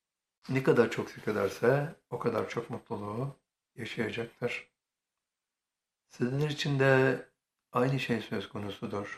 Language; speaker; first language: Turkish; native; Turkish